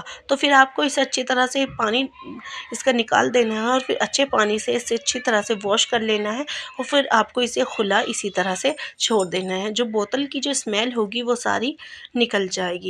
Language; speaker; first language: Hindi; native; Hindi